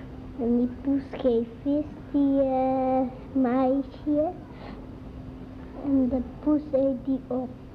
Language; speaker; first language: Dutch; early bilingual, other home language; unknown